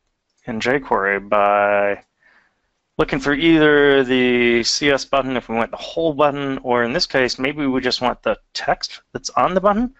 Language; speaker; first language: English; native; English